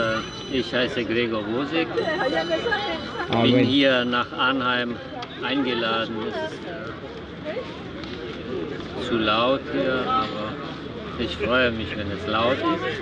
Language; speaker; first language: German; non-native, fluent; Polish